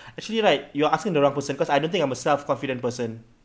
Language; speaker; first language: English; non-native, local second language; Malay